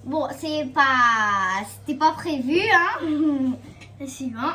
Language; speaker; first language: French; native; French